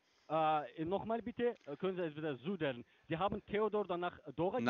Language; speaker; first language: German; non-native, learner; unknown